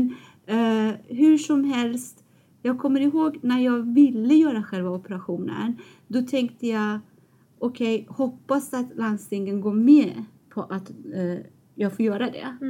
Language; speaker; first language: Swedish; non-native, fluent; Persian